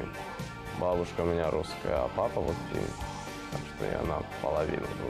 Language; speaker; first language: Russian; early bilingual, heritage; Finnish